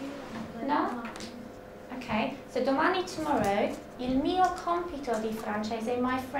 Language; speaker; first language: Italian; non-native, fluent; English